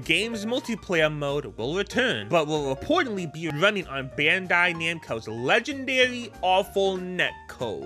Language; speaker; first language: English; native; English